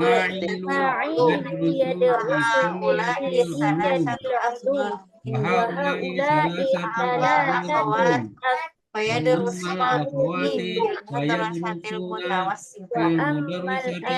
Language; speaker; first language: Arabic; non-native, learner; Indonesian